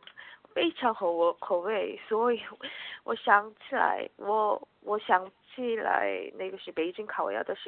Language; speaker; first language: Chinese; non-native, learner; Korean